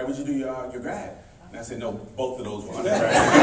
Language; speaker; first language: English; native; English